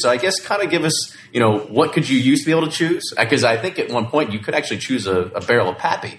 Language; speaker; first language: English; native; English